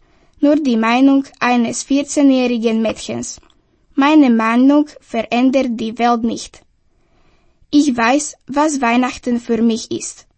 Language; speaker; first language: German; non-native, fluent; Slovak